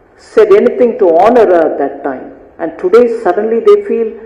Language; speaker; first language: English; non-native, local second language; Tamil